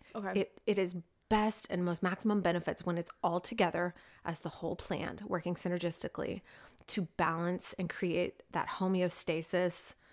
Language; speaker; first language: English; native; English